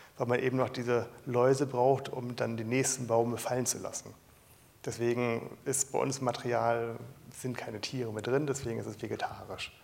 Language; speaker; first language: German; native; German